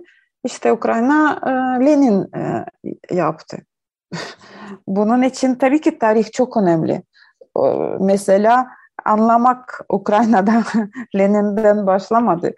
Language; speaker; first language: Turkish; non-native, learner; Ukrainian